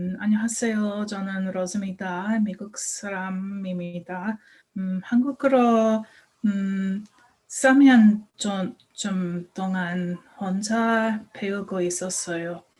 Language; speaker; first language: Korean; non-native, learner; English